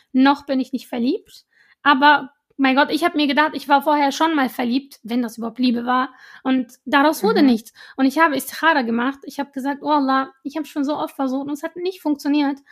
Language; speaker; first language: German; early bilingual, other home language; Arabic